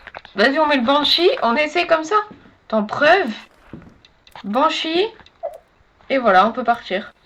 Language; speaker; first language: French; native; French